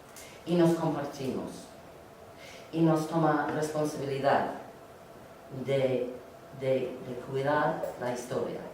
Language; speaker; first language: Spanish; non-native, learner; English